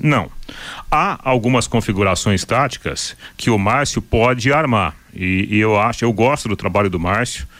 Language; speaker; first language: Portuguese; native; Portuguese